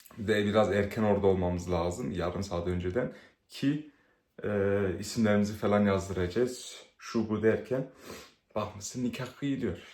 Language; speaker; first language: Turkish; early bilingual, heritage; Turkish